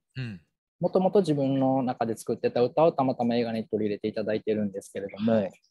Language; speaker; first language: Japanese; native; Japanese